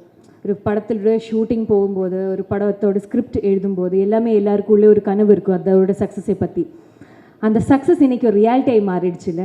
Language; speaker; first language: Tamil; non-native, fluent; Malayalam